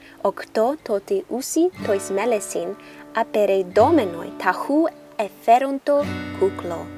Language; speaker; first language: Greek; non-native, learner; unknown